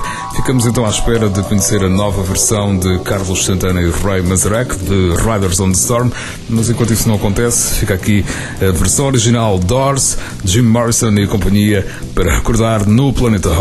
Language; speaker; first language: Portuguese; native; Portuguese